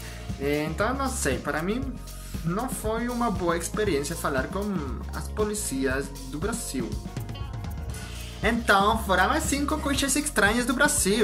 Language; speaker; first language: Portuguese; non-native, learner; French